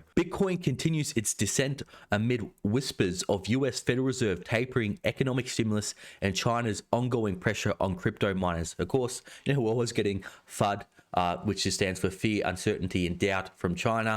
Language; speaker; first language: English; native; English